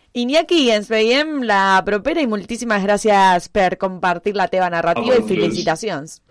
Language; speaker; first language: Catalan; non-native, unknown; Spanish